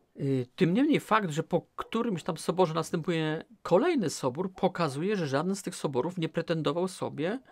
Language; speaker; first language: Polish; native; Polish